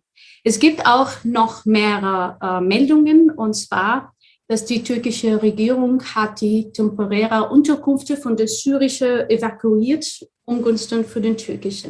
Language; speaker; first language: German; non-native, fluent; Arabic